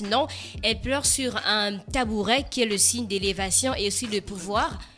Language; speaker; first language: French; native; French